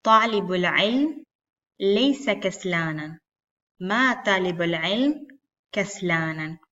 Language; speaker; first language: Arabic; non-native, fluent; Spanish